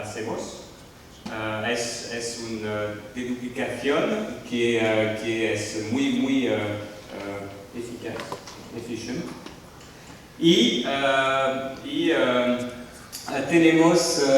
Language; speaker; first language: Spanish; non-native, learner; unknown